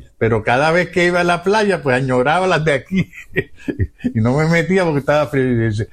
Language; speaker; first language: Spanish; native; Spanish